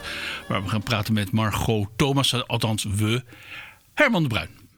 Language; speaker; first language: Dutch; native; Dutch